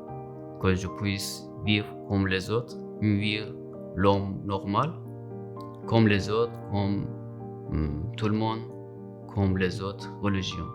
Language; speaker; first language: French; non-native, learner; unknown